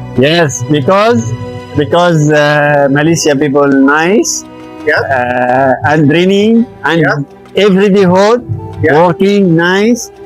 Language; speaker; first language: English; non-native, learner; Arabic